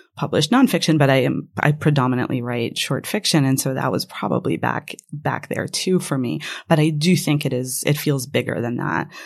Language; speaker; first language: English; non-native, fluent; Hebrew